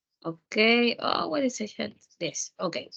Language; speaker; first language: English; non-native, fluent; Spanish